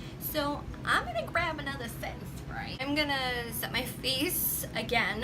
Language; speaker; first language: English; native; English